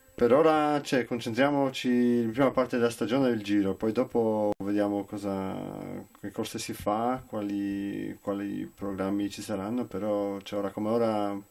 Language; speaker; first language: Italian; non-native, fluent; Polish